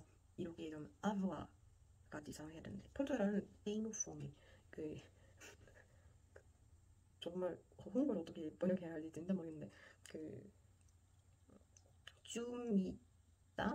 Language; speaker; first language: Korean; non-native, fluent; Portuguese